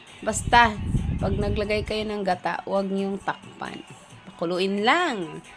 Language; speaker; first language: Filipino; non-native, local second language; Cebuano